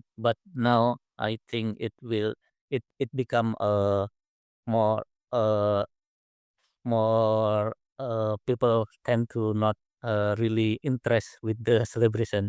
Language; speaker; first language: English; non-native, learner; Indonesian